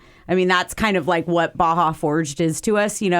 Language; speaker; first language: English; native; English